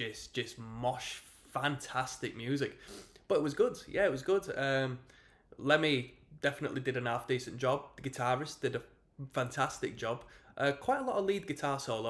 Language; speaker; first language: English; native; English